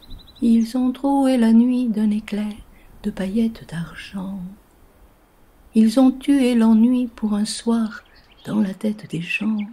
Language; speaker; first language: French; native; French